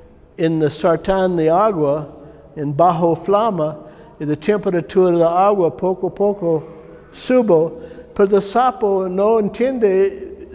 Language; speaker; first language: Spanish; non-native, learner; English